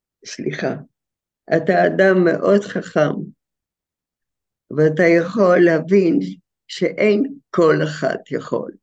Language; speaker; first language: Hebrew; non-native, fluent; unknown